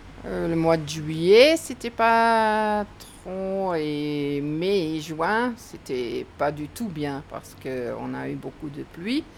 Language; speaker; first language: French; non-native, fluent; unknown